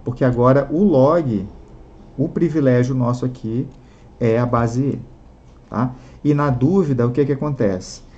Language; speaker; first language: Portuguese; native; Portuguese